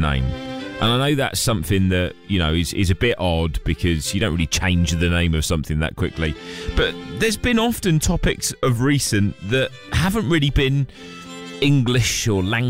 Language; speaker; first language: English; native; English